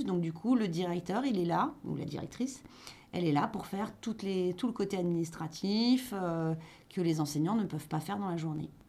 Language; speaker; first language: French; native; French